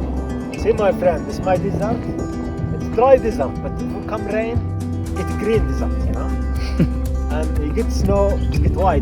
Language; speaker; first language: English; non-native, learner; Arabic